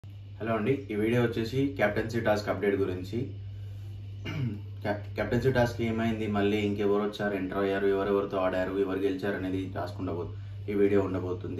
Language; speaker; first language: Telugu; native; Telugu